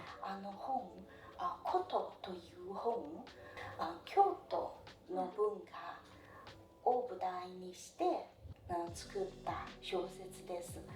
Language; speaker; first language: Japanese; non-native, fluent; Chinese